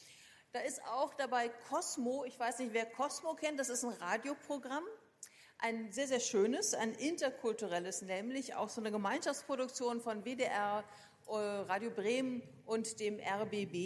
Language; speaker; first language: German; native; German